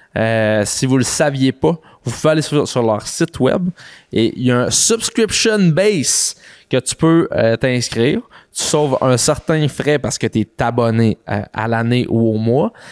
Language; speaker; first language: French; native; French